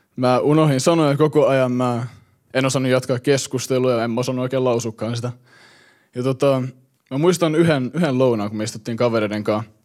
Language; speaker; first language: Finnish; early bilingual, heritage; Finnish